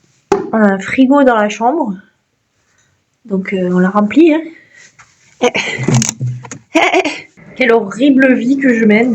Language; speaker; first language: French; native; French